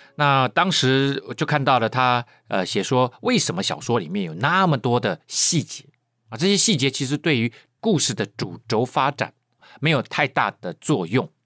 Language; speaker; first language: Chinese; native; Chinese